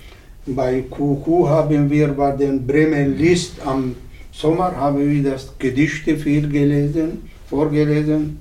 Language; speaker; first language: German; non-native, learner; Arabic